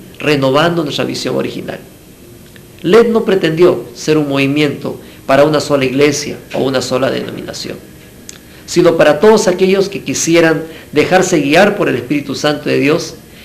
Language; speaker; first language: Spanish; native; Spanish